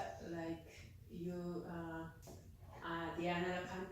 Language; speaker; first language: English; non-native, learner; Chinese